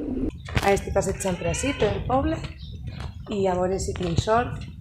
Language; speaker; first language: Catalan; non-native, local second language; Spanish